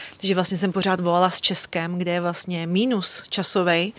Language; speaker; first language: Czech; early bilingual, other home language; Russian